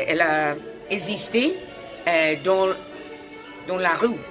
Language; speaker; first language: French; non-native, learner; English